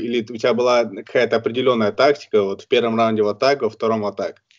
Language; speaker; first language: Russian; native; Russian